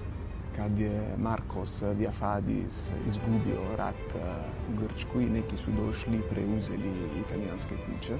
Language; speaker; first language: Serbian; non-native, fluent; Italian